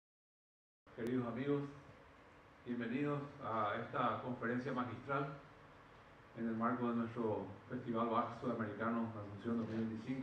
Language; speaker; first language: Spanish; native; Spanish